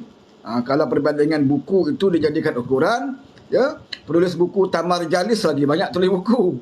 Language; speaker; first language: Malay; native; Malay